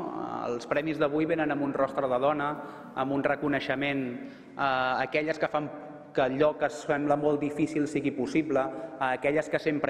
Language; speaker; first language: Catalan; native; Catalan